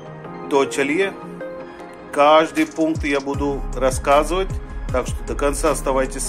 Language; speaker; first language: Russian; non-native, fluent; Hindi